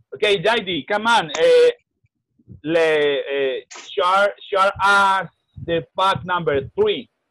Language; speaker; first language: English; non-native, learner; Spanish